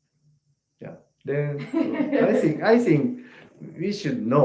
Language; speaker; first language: English; non-native, learner; Japanese